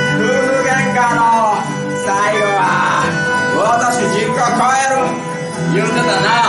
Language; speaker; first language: Japanese; native; Japanese